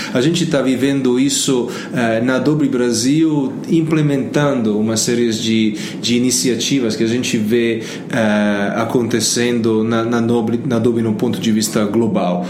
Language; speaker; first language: Portuguese; non-native, fluent; Italian